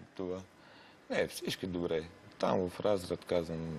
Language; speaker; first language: Bulgarian; non-native, learner; Romanian